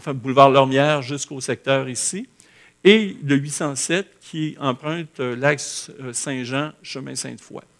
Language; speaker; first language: French; native; French